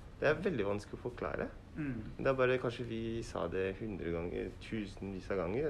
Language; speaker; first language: Norwegian; non-native, learner; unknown